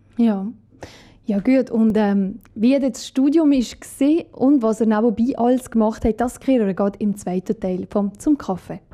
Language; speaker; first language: German; native; German